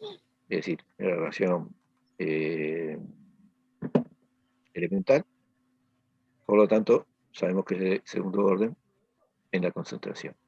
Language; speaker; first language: Spanish; native; Spanish